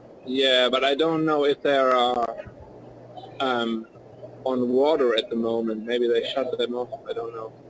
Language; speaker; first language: English; non-native, fluent; German